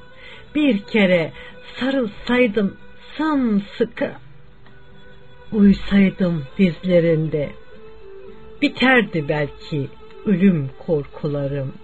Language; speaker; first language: Turkish; native; Turkish